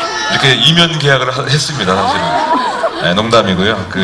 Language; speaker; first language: Korean; native; Korean